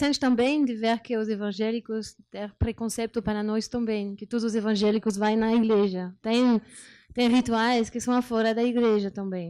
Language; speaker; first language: Portuguese; non-native, learner; French